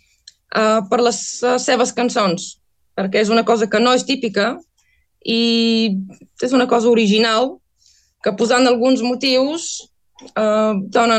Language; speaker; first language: Catalan; non-native, fluent; Bulgarian